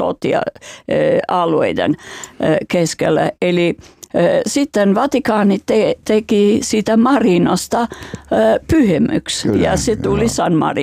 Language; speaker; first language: Finnish; non-native, fluent; Albanian